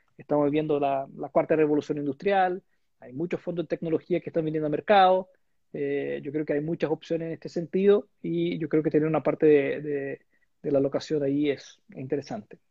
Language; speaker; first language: Spanish; non-native, fluent; Portuguese